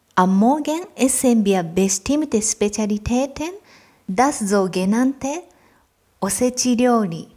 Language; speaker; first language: German; non-native, fluent; Japanese